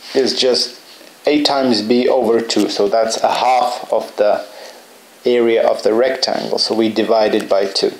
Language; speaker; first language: English; non-native, fluent; Lithuanian